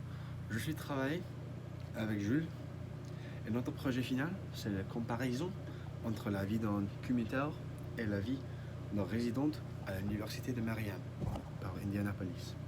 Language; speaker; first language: French; non-native, learner; English